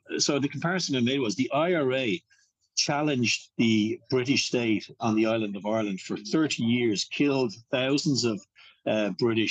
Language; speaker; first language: English; native; English